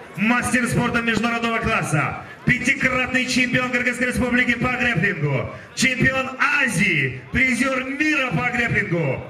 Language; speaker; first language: Russian; non-native, local second language; Kyrgyz